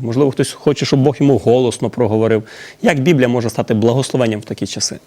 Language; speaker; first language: Ukrainian; native; Ukrainian